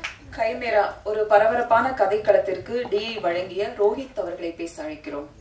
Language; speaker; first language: Tamil; native; Tamil